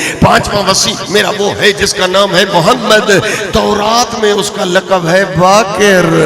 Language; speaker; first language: Urdu; non-native, local second language; Punjabi